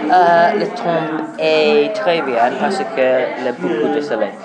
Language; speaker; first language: French; non-native, learner; English